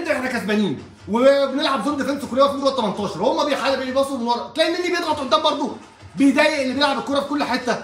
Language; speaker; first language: Arabic; native; Arabic